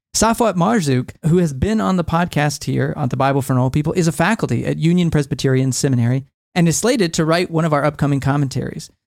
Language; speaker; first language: English; native; English